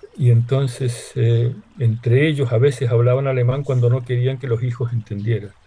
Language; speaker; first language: Spanish; early bilingual, other home language; Hungarian